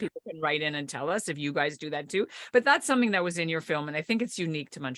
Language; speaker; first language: English; native; English